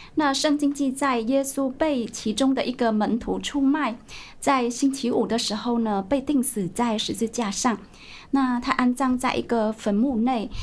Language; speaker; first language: Chinese; non-native, fluent; Vietnamese